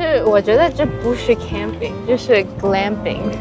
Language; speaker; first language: Chinese; non-native, learner; English